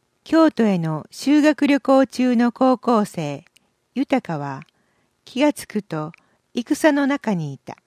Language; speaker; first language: Japanese; native; Japanese